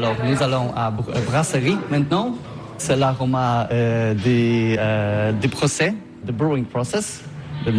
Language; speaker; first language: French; non-native, learner; Polish